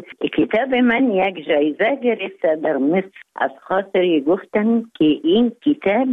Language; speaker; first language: Persian; non-native, learner; Arabic